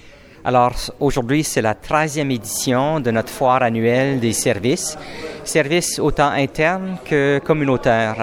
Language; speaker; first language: French; native; French